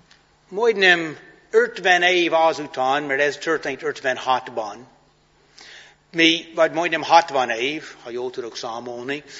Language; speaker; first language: Hungarian; non-native, fluent; English